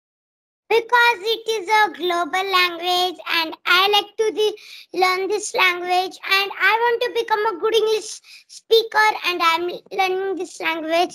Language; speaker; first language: English; non-native, learner; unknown